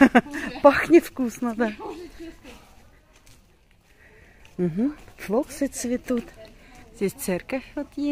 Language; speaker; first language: Russian; native; Russian